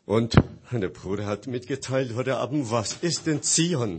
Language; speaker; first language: German; non-native, fluent; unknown